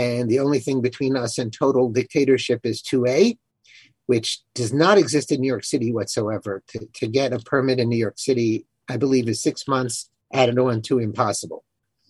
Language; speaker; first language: English; native; English